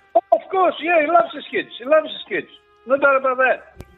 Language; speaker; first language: English; non-native, learner; Greek